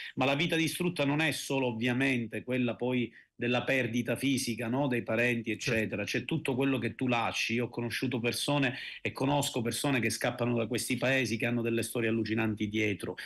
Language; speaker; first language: Italian; native; Italian